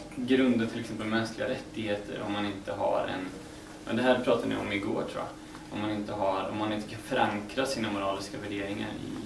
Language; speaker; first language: Swedish; native; Swedish